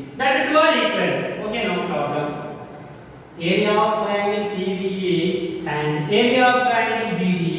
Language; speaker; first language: English; non-native, local second language; Telugu